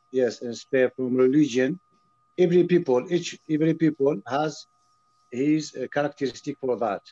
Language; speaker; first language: English; non-native, learner; French